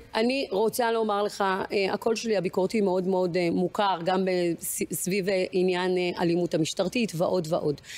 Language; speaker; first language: Hebrew; early bilingual, other home language; Amharic